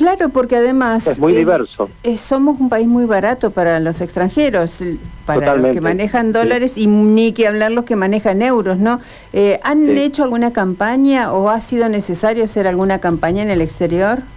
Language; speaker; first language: Spanish; native; Spanish